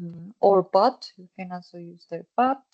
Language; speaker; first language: English; non-native, fluent; Spanish